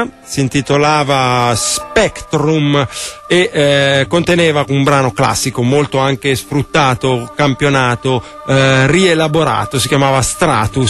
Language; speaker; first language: Italian; native; Italian